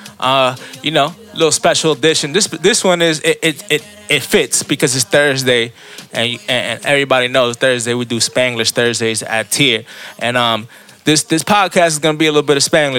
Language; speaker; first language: English; early bilingual, other home language; Spanish